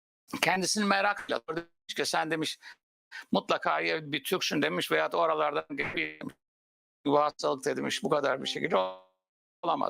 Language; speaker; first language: Turkish; native; Turkish